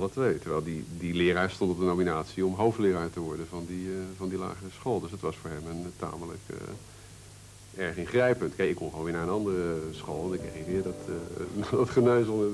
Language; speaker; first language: Dutch; native; Dutch